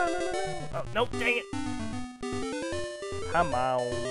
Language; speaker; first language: English; native; English